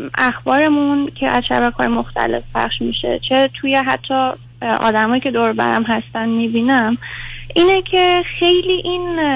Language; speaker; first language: Persian; early bilingual, heritage; Persian